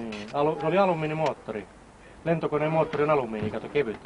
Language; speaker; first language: Finnish; native; Finnish